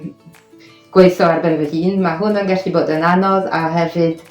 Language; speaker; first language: Welsh; non-native, fluent; French